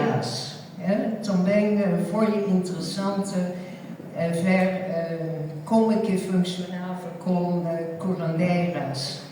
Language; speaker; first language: Portuguese; non-native, fluent; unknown